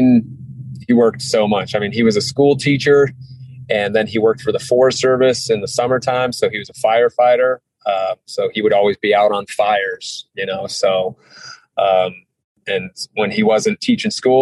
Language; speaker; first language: English; native; English